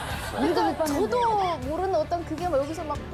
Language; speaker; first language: Korean; native; Korean